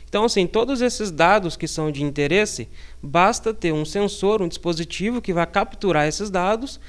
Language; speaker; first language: Portuguese; native; Portuguese